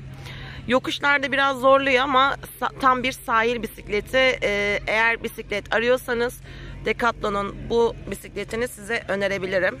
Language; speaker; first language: Turkish; native; Turkish